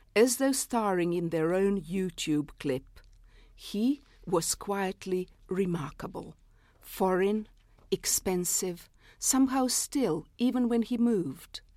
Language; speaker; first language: English; non-native, fluent; Serbian